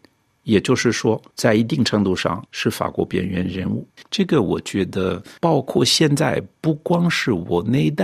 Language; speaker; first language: Chinese; non-native, fluent; French